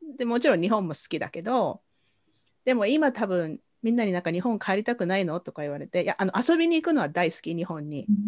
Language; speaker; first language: Japanese; native; Japanese